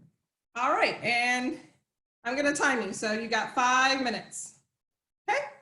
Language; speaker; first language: English; native; English